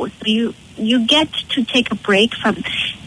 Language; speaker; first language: English; native; English